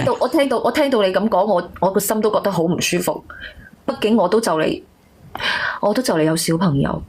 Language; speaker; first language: Cantonese; native; Cantonese